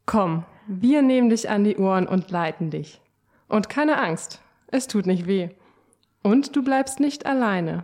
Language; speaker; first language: German; native; German